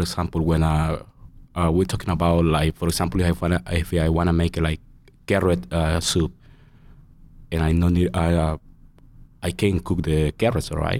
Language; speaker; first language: English; non-native, learner; Spanish